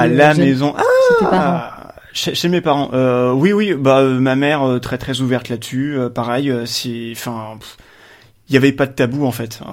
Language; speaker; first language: French; native; French